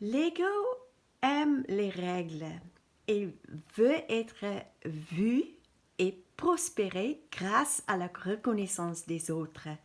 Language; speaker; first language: French; non-native, fluent; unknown